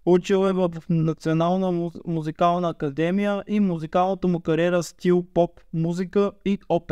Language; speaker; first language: Bulgarian; native; Bulgarian